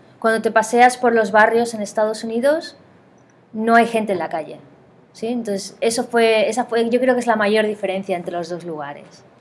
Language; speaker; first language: Spanish; native; Spanish